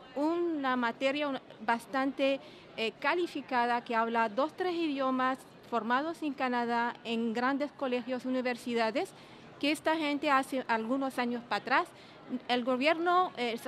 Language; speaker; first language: Spanish; non-native, fluent; Arabic